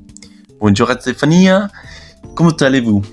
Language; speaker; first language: French; non-native, learner; Spanish